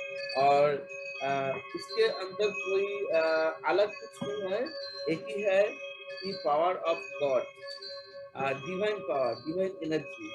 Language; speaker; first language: Hindi; non-native, local second language; Bangla